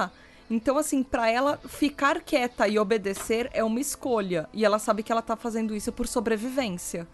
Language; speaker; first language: Portuguese; native; Portuguese